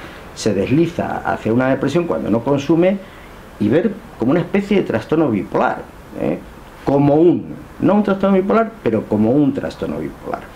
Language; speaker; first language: Spanish; native; Spanish